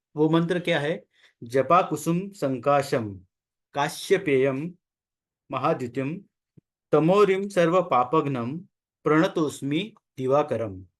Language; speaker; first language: Hindi; non-native, local second language; Marathi